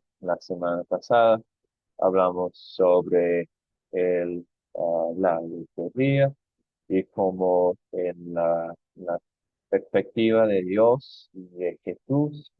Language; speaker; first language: Spanish; non-native, fluent; English